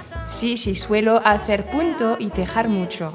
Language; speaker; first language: Spanish; non-native, fluent; French